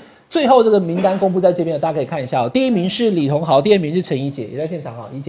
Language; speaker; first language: Chinese; native; Chinese